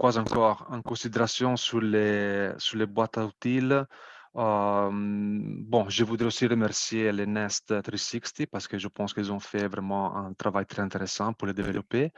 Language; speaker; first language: French; non-native, fluent; Italian